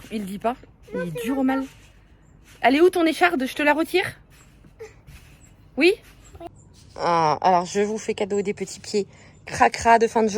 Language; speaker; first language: French; native; French